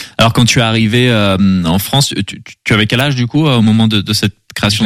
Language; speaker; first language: French; native; French